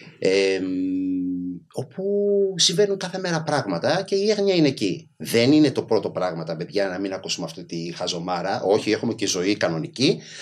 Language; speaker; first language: Greek; early bilingual, other home language; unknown